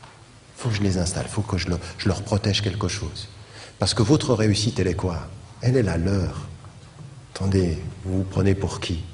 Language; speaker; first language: French; native; French